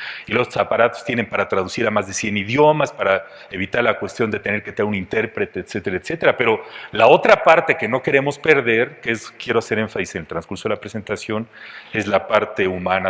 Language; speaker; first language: Spanish; native; Spanish